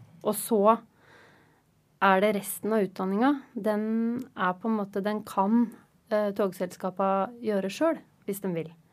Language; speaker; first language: Norwegian; native; Norwegian